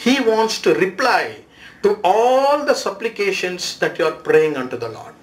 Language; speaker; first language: English; non-native, local second language; Tamil